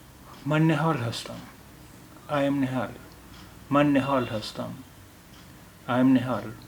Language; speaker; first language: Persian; non-native, fluent; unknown